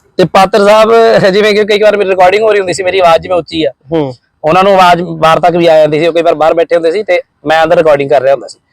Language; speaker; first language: Punjabi; non-native, local second language; Hindi